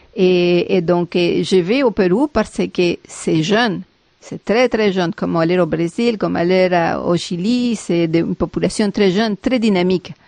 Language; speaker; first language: French; non-native, fluent; Spanish